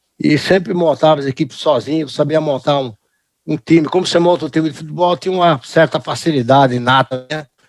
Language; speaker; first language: Portuguese; early bilingual, other home language; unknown